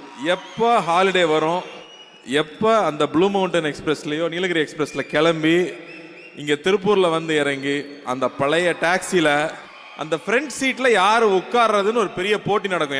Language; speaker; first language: Tamil; native; Tamil